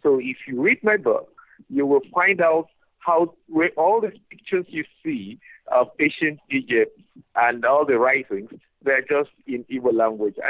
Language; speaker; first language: English; non-native, local second language; Igbo